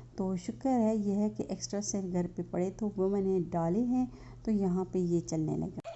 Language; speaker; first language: Urdu; native; Urdu